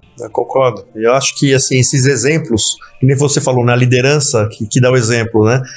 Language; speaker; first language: Portuguese; native; Portuguese